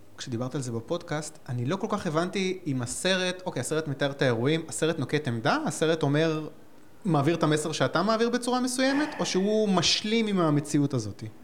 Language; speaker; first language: Hebrew; native; Hebrew